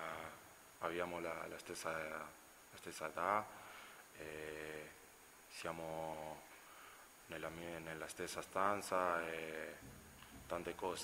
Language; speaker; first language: Italian; non-native, fluent; Spanish